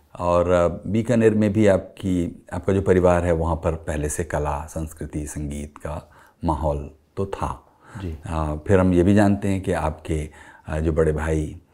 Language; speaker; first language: Hindi; native; Hindi